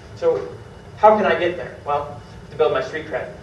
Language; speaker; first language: English; native; English